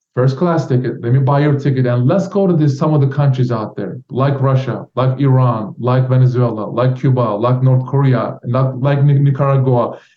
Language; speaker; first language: English; non-native, fluent; Turkish